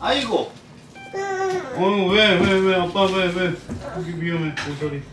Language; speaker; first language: Korean; native; Korean